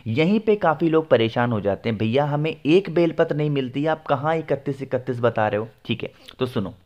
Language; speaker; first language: Hindi; native; Hindi